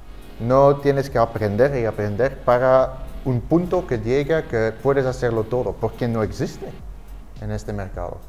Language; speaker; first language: Spanish; non-native, fluent; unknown